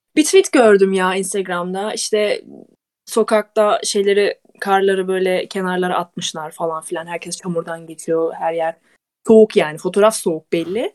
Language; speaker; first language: Turkish; native; Turkish